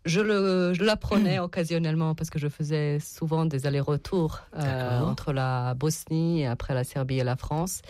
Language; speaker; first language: French; non-native, fluent; Serbian